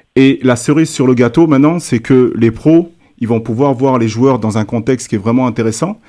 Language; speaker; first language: French; native; French